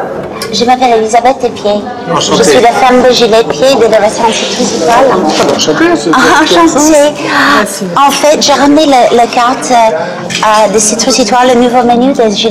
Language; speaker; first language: French; non-native, learner; English